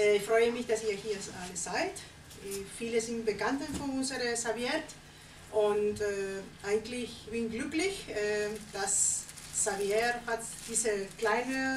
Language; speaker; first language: German; non-native, learner; Spanish